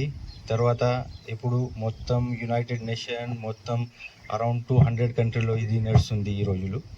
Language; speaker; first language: Telugu; non-native, learner; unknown